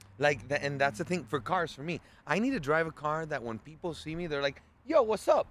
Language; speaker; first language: English; early bilingual, other home language; Spanish